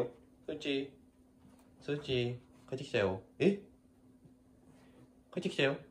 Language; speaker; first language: Japanese; native; Japanese